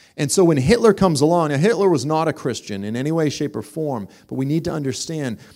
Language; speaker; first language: English; native; English